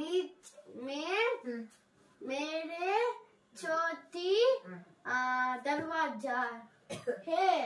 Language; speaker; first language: Hindi; non-native, learner; Tamil